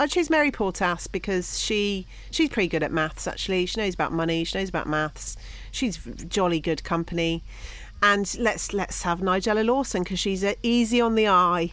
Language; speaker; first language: English; native; English